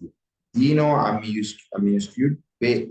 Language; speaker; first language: French; non-native, fluent; Italian